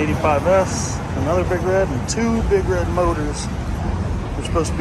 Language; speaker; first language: English; native; English